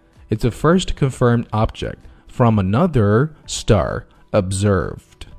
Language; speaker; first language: English; non-native, fluent; Chinese